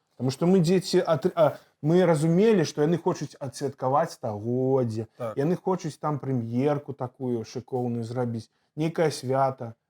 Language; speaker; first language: Belarusian; native; Belarusian